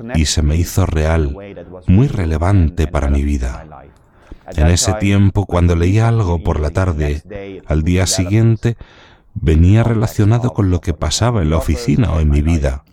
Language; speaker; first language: Spanish; non-native, fluent; Dutch